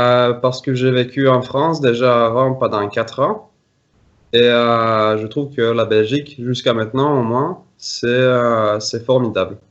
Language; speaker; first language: French; non-native, fluent; Norwegian